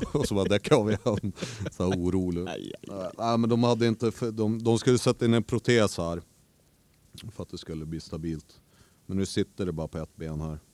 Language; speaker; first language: Swedish; native; Swedish